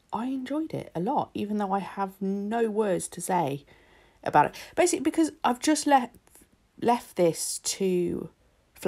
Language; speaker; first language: English; native; English